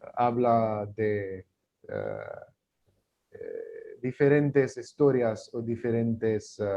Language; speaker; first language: Spanish; non-native, learner; English